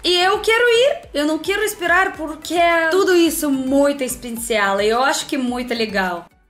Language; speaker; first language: Portuguese; non-native, learner; Russian